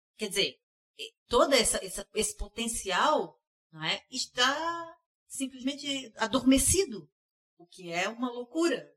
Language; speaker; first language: Portuguese; early bilingual, heritage; Portuguese